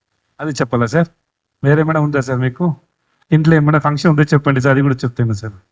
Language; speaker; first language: Telugu; non-native, fluent; Tamil